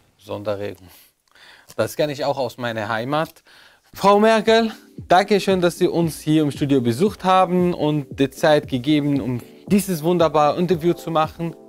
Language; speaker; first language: German; non-native, fluent; Arabic